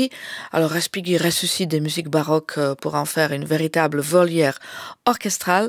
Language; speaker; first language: French; native; French